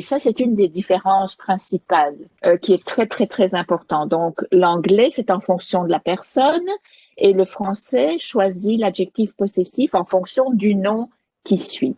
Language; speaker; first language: French; native; French